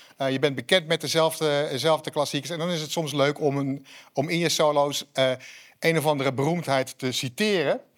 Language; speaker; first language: Dutch; native; Dutch